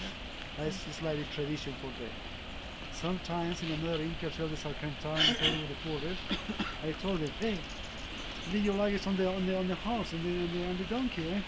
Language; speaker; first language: English; non-native, learner; Spanish